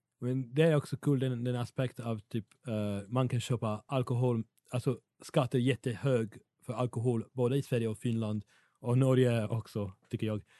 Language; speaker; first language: Swedish; non-native, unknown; Italian